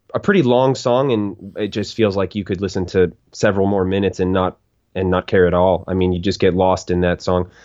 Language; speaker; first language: English; native; English